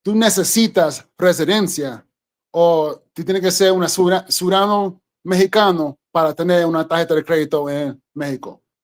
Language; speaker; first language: Spanish; non-native, fluent; English